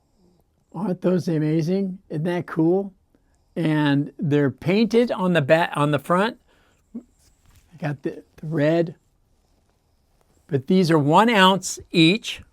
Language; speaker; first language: English; native; English